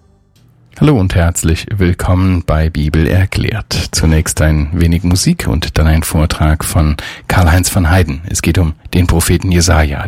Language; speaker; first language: German; native; German